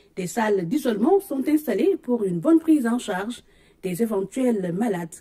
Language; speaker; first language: French; non-native, local second language; Wolof